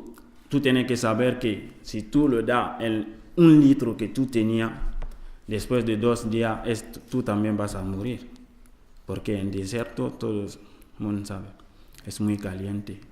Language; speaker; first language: Spanish; non-native, learner; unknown